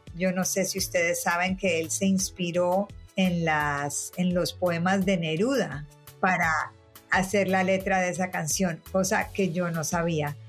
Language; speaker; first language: Spanish; native; Spanish